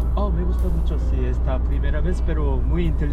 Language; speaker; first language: Spanish; non-native, learner; Korean